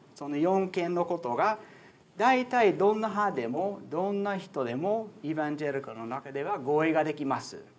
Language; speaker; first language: Japanese; non-native, fluent; English